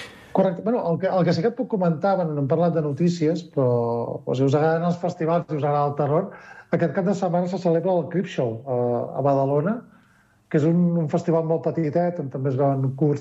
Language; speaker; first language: Catalan; native; Catalan